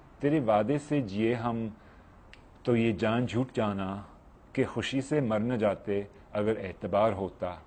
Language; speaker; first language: Urdu; non-native, fluent; English